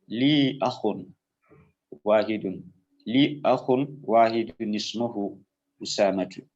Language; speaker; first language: Arabic; non-native, learner; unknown